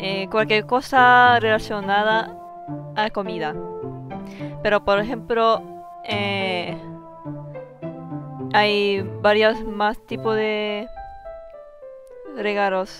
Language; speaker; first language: Spanish; non-native, fluent; Japanese